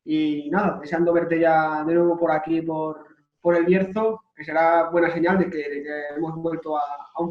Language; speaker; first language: Spanish; native; Spanish